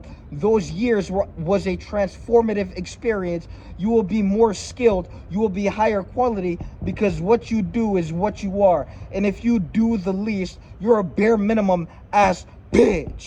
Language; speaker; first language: English; native; English